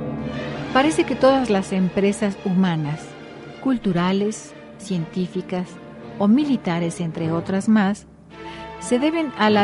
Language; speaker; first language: Spanish; native; Spanish